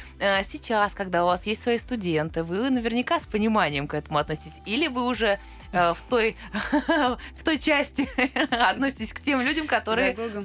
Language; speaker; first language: Russian; native; Russian